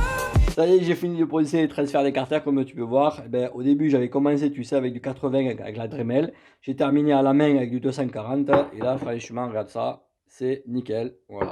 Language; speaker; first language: French; native; French